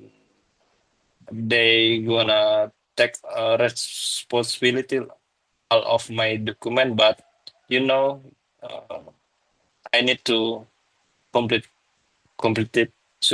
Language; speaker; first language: English; non-native, learner; Indonesian